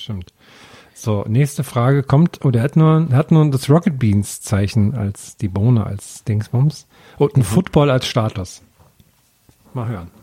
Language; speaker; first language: German; native; German